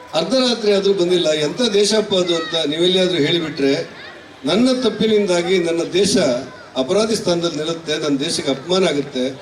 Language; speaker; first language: Kannada; native; Kannada